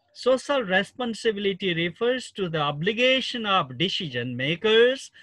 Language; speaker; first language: English; non-native, local second language; Nepali